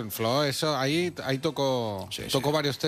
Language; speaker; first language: Spanish; native; Spanish